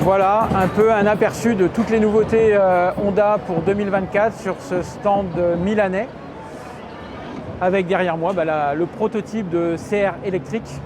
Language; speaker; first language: French; native; French